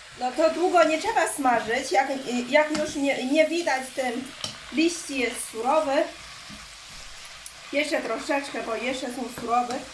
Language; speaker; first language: Polish; non-native, learner; Chinese